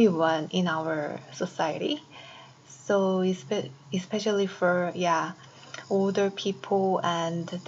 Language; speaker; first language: English; non-native, fluent; Korean